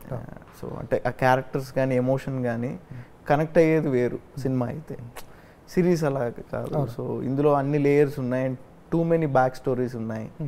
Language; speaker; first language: Telugu; native; Telugu